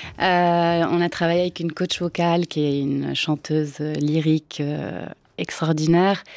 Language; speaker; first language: French; non-native, fluent; Italian